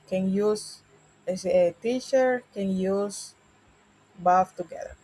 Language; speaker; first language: English; non-native, learner; Spanish